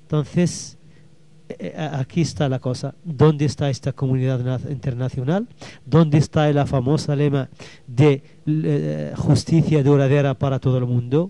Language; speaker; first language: Spanish; non-native, local second language; Arabic